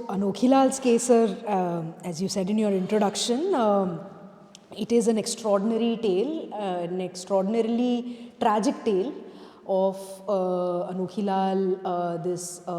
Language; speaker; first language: English; non-native, local second language; Hindi